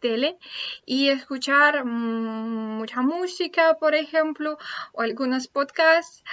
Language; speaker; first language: Spanish; non-native, fluent; Russian